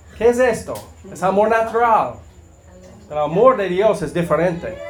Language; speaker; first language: Spanish; non-native, learner; English